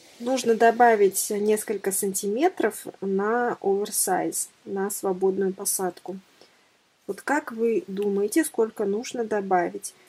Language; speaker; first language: Russian; native; Russian